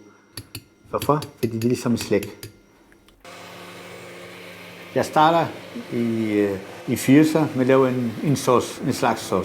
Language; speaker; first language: Danish; non-native, fluent; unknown